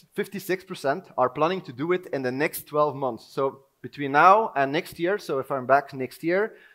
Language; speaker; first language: English; non-native, fluent; Dutch